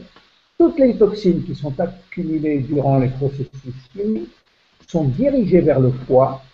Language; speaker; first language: French; native; French